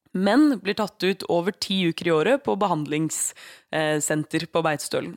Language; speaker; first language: Norwegian; native; Norwegian